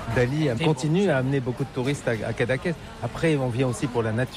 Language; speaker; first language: French; native; French